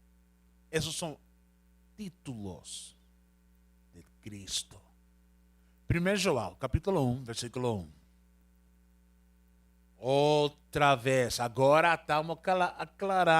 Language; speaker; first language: Portuguese; non-native, learner; Spanish